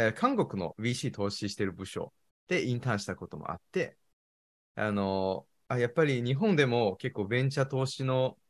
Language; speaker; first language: Japanese; non-native, fluent; Chinese